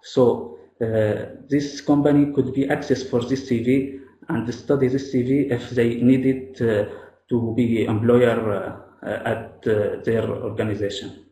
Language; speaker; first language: English; non-native, fluent; Arabic